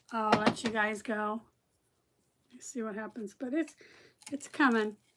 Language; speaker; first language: English; native; English